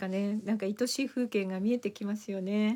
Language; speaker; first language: Japanese; native; Japanese